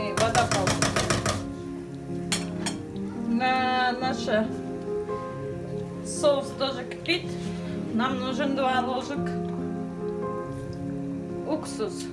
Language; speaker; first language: Russian; non-native, local second language; Tajik